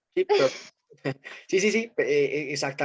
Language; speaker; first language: Spanish; native; Spanish